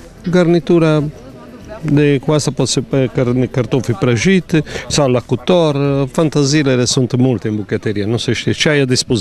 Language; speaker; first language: Romanian; non-native, learner; Italian